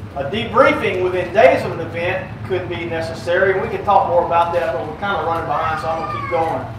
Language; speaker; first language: English; native; English